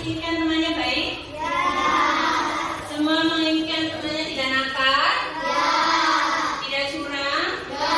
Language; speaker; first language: Indonesian; native; Indonesian